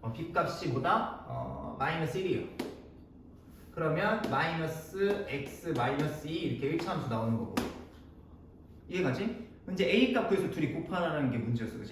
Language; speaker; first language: Korean; native; Korean